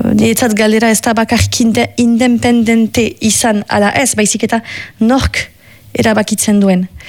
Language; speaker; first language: Basque; native; Basque